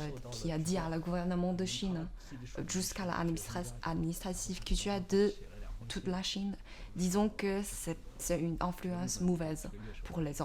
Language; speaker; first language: French; non-native, learner; Chinese